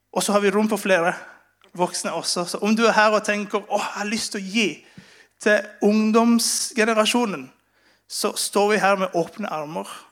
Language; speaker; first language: Norwegian; non-native, fluent; Spanish